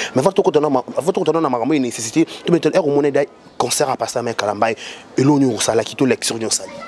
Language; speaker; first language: French; non-native, local second language; Lingala